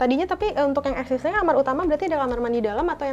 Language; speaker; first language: Indonesian; native; Indonesian